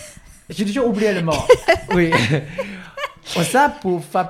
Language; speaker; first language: French; non-native, learner; Cantonese